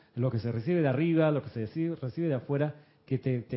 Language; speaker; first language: Spanish; early bilingual, other home language; Russian